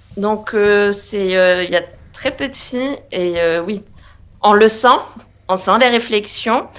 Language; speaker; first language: French; non-native, local second language; Arabic